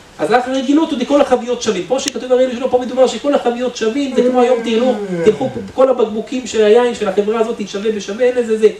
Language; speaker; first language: Hebrew; native; Hebrew